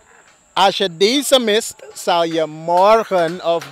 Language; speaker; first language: Dutch; native; Dutch